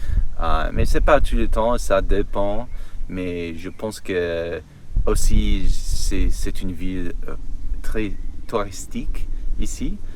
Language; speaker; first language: French; non-native, learner; English